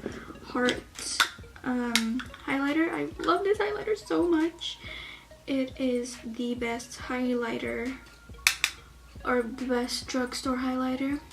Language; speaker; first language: English; native; English